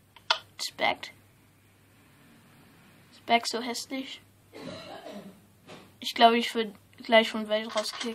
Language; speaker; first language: German; non-native, fluent; English